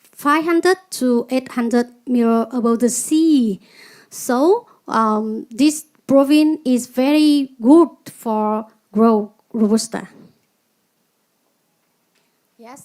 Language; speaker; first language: English; non-native, learner; Vietnamese